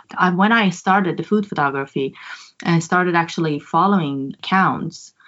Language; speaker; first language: English; non-native, fluent; Persian